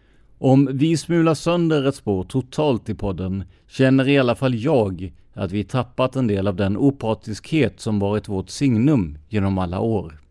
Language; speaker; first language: Swedish; native; Swedish